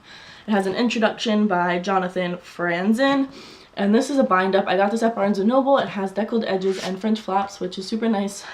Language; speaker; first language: English; native; English